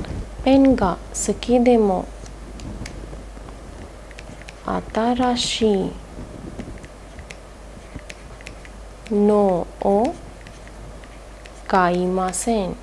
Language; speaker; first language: Japanese; non-native, fluent; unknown